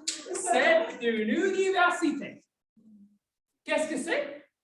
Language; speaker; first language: French; non-native, fluent; English